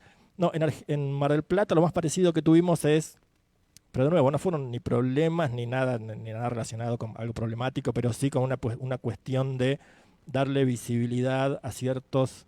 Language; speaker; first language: Spanish; native; Spanish